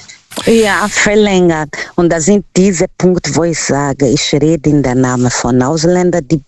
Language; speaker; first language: German; non-native, fluent; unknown